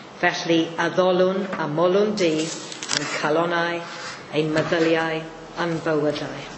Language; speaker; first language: Welsh; non-native, fluent; Maltese